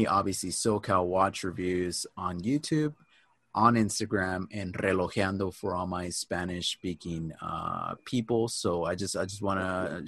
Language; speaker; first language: English; native; English